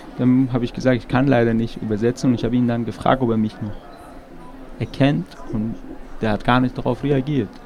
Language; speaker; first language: German; non-native, fluent; Persian